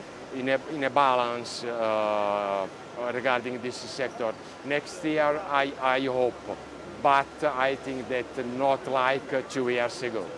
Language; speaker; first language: English; non-native, learner; Italian